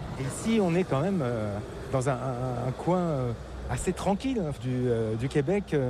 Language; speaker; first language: French; native; French